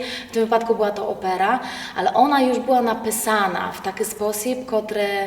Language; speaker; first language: Polish; non-native, local second language; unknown